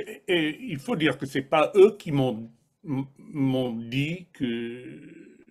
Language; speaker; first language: French; non-native, fluent; English